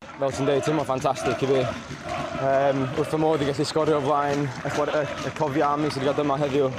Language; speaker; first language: Welsh; native; Welsh